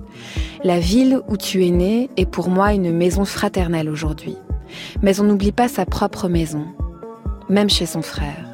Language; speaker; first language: French; native; French